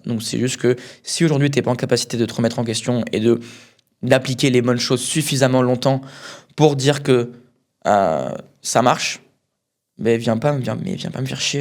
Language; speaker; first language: French; native; French